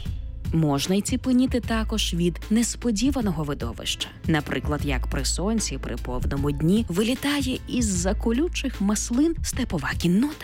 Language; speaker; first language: Ukrainian; native; Ukrainian